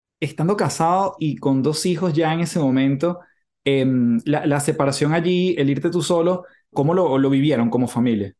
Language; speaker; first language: Spanish; native; Spanish